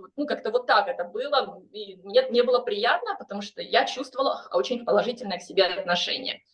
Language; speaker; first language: Russian; native; Russian